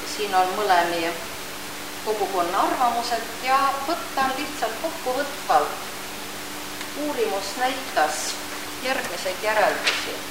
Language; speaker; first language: Estonian; non-native, local second language; Russian